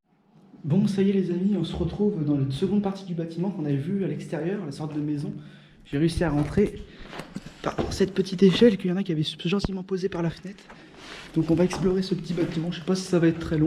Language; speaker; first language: French; native; French